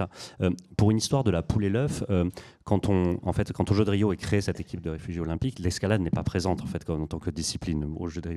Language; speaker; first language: French; native; French